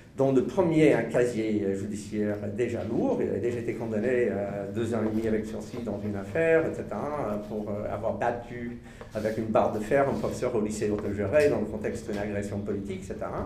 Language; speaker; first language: French; non-native, fluent; English